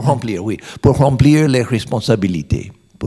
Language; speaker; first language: French; non-native, learner; English